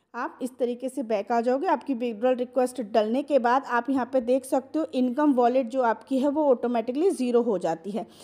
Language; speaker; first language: Hindi; non-native, local second language; Marathi